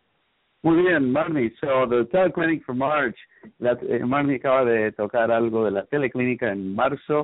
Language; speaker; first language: Spanish; native; Spanish